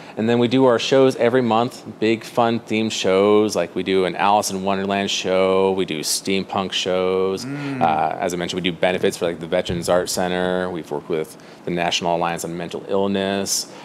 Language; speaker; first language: English; native; English